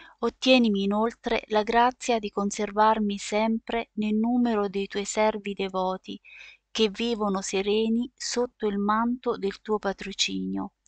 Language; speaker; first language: Italian; native; Italian